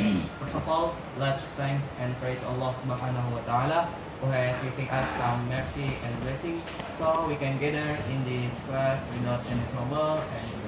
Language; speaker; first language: English; non-native, learner; Indonesian